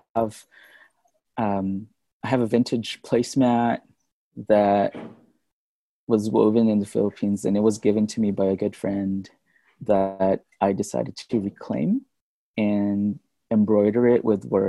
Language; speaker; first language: English; non-native, local second language; Filipino